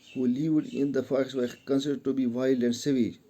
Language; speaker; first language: English; non-native, local second language; Gujari